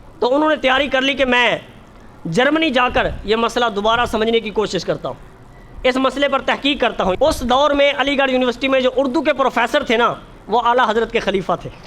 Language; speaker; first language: Urdu; native; Urdu